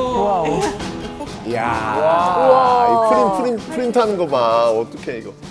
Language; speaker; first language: Korean; native; Korean